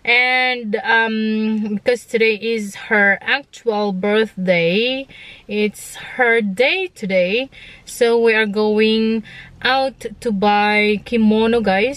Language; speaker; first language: English; non-native, local second language; Filipino